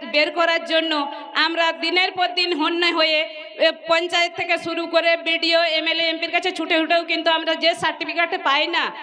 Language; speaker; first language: Bangla; non-native, local second language; Santali